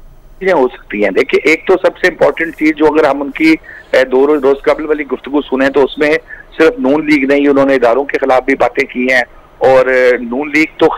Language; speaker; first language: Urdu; non-native, local second language; Punjabi